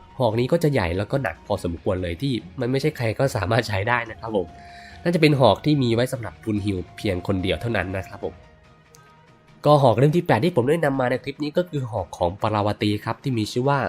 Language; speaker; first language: Thai; native; Thai